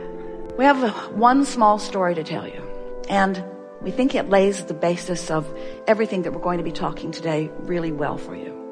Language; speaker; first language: English; native; English